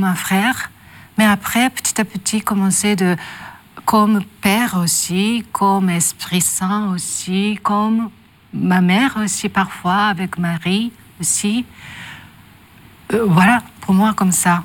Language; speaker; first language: French; non-native, learner; Japanese